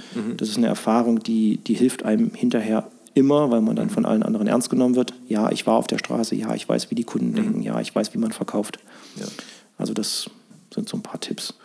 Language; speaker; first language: German; native; German